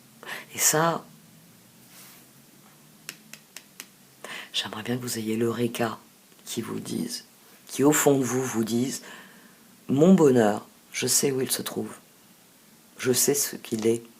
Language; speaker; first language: French; native; French